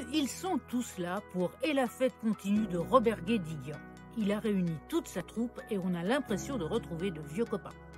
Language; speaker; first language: French; native; French